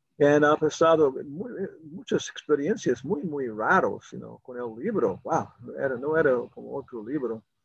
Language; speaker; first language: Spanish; non-native, learner; English